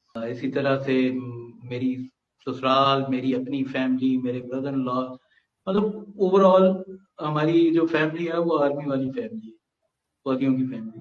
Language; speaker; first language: Urdu; non-native, local second language; Punjabi